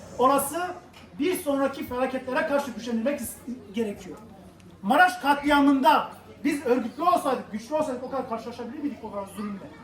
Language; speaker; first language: Turkish; non-native, local second language; Kurdish